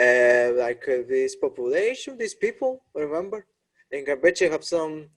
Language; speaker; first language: English; non-native, learner; Spanish